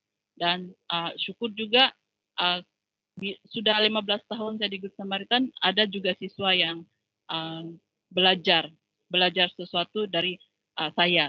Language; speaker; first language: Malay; non-native, local second language; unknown